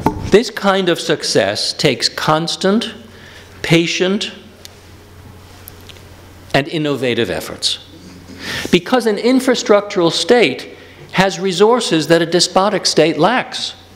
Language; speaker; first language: English; native; English